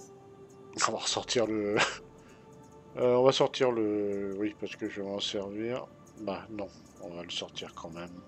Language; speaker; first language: French; native; French